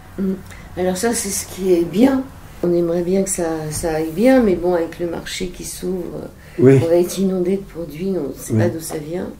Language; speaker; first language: French; native; French